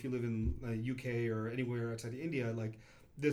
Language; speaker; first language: English; early bilingual, other home language; Kannada